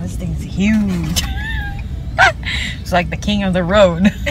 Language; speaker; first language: English; non-native, fluent; Indonesian